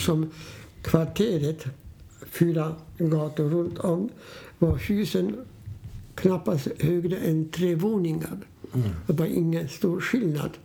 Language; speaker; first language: Swedish; non-native, fluent; Polish